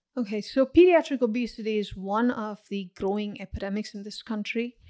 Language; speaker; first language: English; non-native, local second language; Tamil